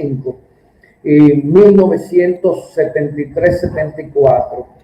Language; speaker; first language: Spanish; native; Spanish